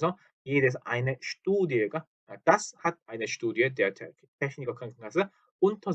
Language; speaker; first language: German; non-native, fluent; Korean